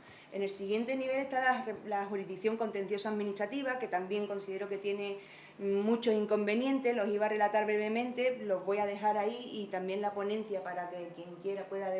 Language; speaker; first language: Spanish; native; Spanish